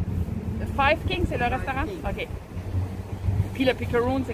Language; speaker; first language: French; native; French